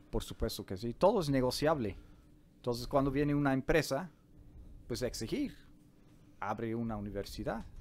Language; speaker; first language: Spanish; non-native, fluent; English